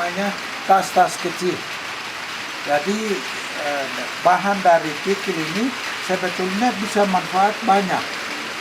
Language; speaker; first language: Indonesian; non-native, local second language; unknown